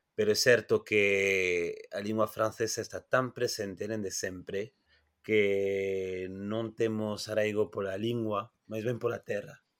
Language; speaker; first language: Galician; non-native, fluent; French